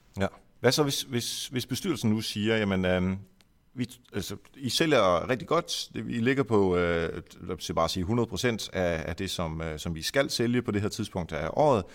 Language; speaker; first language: Danish; early bilingual, other home language; Dutch